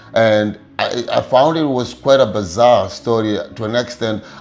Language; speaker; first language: English; non-native, local second language; Luyia